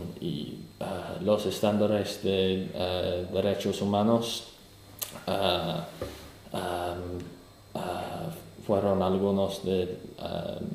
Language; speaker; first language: Spanish; non-native, learner; English